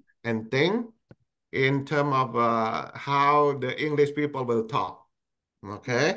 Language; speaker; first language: English; non-native, local second language; Indonesian